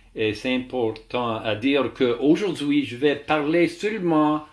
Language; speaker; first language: French; non-native, learner; English